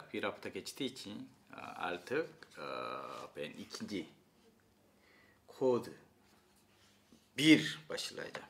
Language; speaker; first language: Turkish; non-native, fluent; Korean